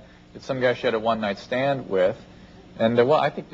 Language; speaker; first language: English; native; English